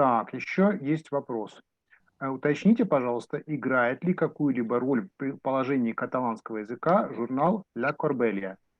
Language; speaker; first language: Russian; native; Russian